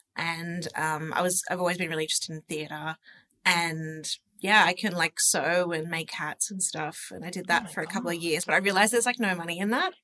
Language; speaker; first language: English; native; English